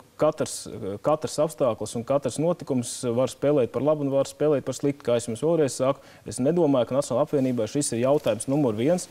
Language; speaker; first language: Latvian; native; Latvian